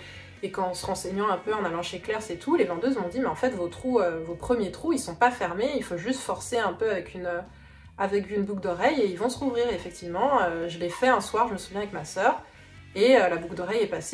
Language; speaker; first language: French; native; French